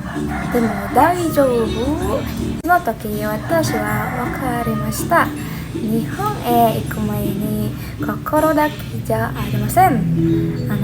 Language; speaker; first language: Japanese; non-native, learner; Indonesian